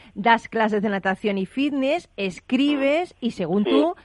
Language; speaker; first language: Spanish; native; Spanish